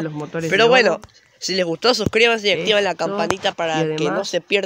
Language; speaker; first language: Spanish; native; Spanish